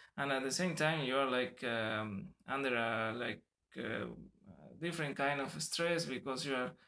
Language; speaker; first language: English; non-native, fluent; Spanish